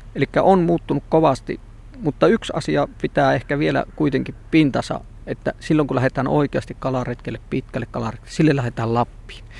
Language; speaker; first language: Finnish; native; Finnish